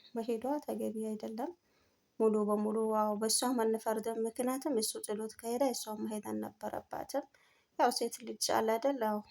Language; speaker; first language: Amharic; non-native, local second language; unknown